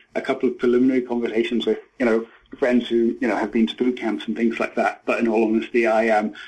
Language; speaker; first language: English; native; English